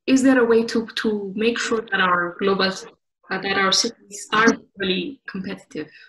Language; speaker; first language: English; non-native, local second language; Amharic